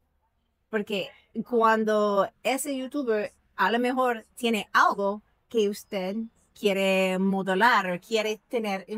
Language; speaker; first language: Spanish; non-native, fluent; English